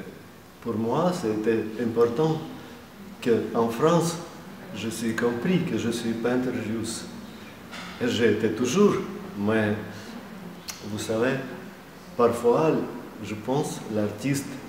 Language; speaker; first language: French; non-native, fluent; Russian